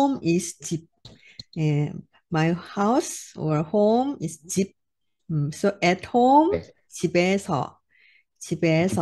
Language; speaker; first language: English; non-native, learner; Korean